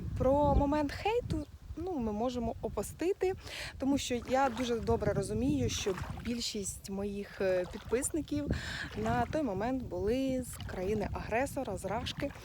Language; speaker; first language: Ukrainian; native; Ukrainian